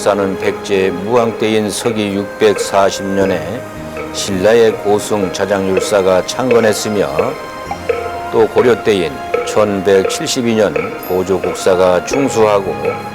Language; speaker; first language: Korean; native; Korean